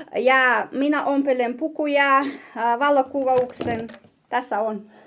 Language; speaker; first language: Finnish; non-native, learner; Russian